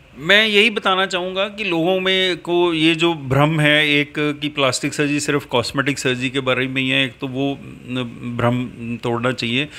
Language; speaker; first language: Hindi; native; Hindi